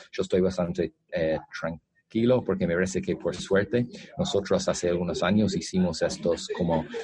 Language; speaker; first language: Spanish; non-native, fluent; English